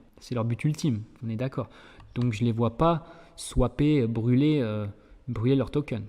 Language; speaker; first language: French; native; French